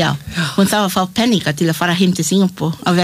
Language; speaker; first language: Icelandic; non-native, learner; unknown